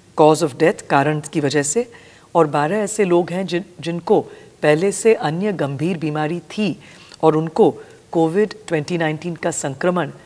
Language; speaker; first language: Hindi; non-native, local second language; Gujarati